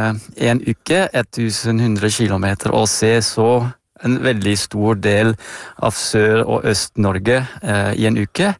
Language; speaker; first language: Norwegian; non-native, fluent; Dutch